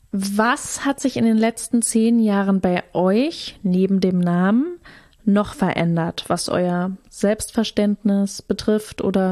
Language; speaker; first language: German; native; German